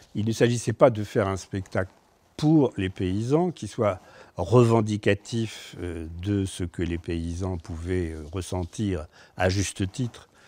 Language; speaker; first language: French; native; French